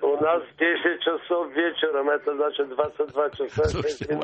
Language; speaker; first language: Russian; early bilingual, heritage; Russian